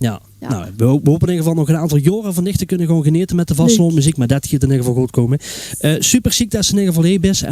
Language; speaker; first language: Dutch; native; Dutch